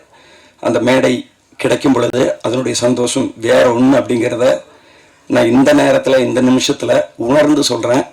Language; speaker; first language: Tamil; native; Tamil